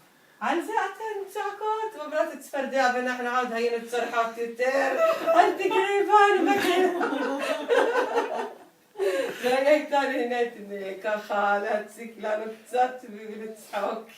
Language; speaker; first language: Hebrew; non-native, local second language; Arabic